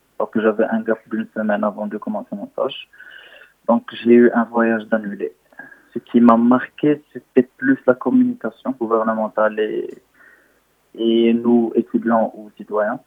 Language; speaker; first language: French; non-native, local second language; Arabic